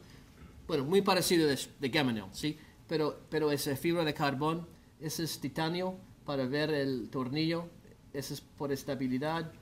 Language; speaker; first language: Spanish; non-native, learner; English